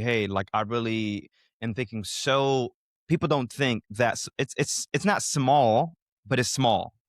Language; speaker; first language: English; native; English